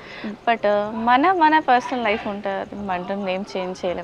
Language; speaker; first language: Telugu; non-native, learner; Bangla